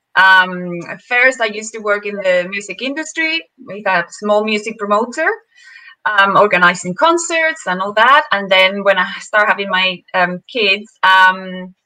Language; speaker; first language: English; non-native, fluent; Spanish